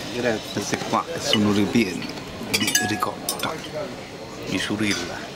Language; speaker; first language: Italian; native; Italian